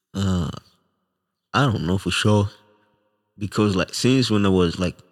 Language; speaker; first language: English; non-native, local second language; Swahili